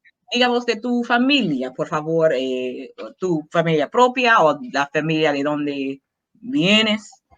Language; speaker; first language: Spanish; non-native, fluent; English